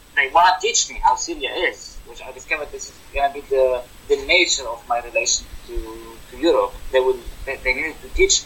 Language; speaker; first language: English; non-native, fluent; Arabic